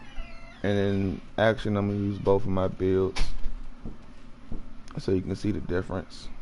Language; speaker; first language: English; native; English